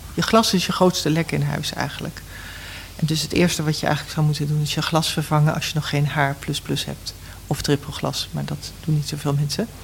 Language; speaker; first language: Dutch; native; Dutch